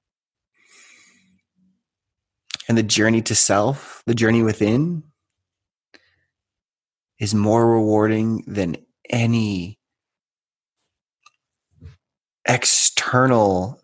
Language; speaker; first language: English; native; English